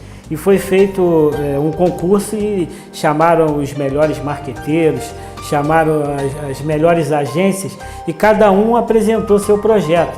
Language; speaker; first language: Portuguese; native; Portuguese